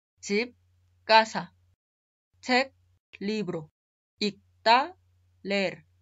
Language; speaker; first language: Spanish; non-native, fluent; Korean